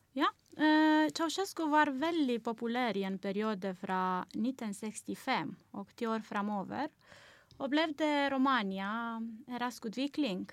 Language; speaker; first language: Norwegian; non-native, learner; Romanian